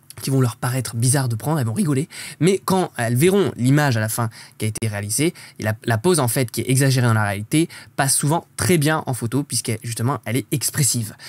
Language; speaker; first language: French; native; French